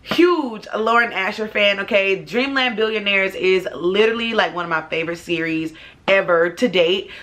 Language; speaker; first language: English; native; English